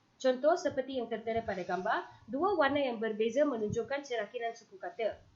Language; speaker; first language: Malay; non-native, local second language; Tamil